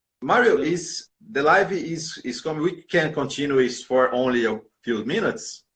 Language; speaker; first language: English; non-native, learner; Portuguese